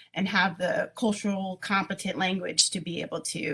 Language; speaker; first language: English; native; English